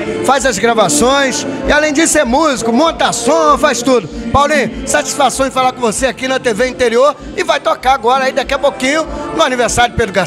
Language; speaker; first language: Portuguese; native; Portuguese